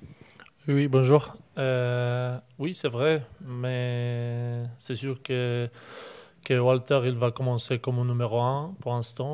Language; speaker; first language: French; non-native, learner; Polish